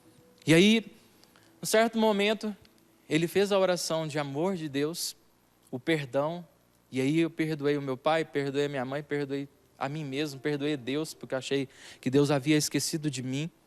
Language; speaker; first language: Portuguese; native; Portuguese